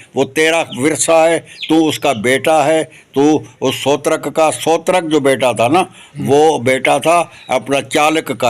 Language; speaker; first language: Urdu; non-native, local second language; Sindhi